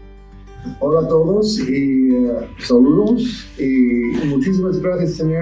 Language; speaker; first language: Spanish; non-native, learner; English